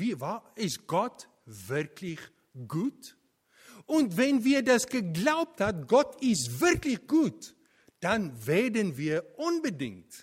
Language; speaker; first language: German; non-native, fluent; Afrikaans